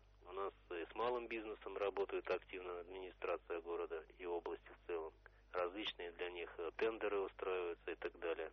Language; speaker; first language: Russian; native; Russian